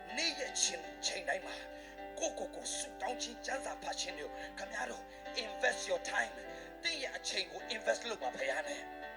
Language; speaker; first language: Burmese; non-native, local second language; Hakha Chin